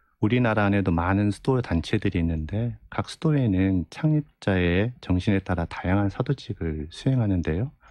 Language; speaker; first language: Korean; native; Korean